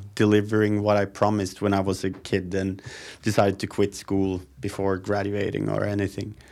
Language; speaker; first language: English; non-native, fluent; Norwegian